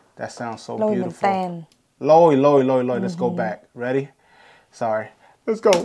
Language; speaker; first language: English; native; English